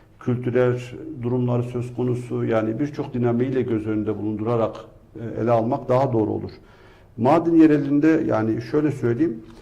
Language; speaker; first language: Turkish; non-native, local second language; Kurdish